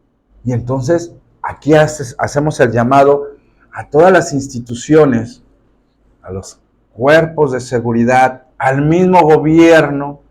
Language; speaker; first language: Spanish; native; Spanish